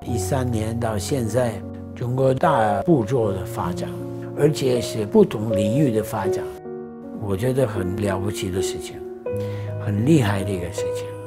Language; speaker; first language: Chinese; non-native, fluent; Turkish